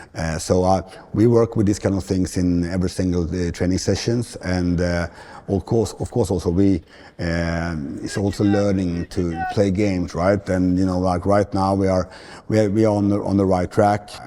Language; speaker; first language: English; non-native, fluent; Swedish